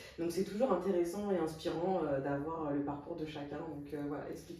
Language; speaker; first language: French; native; French